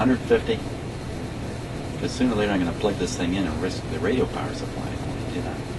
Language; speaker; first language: English; native; English